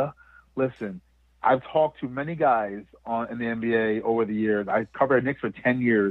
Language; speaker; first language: English; native; English